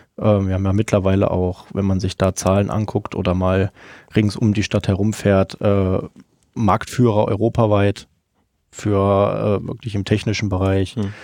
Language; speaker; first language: German; native; German